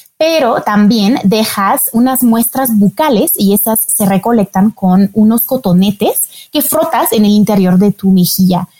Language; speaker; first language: Spanish; non-native, fluent; French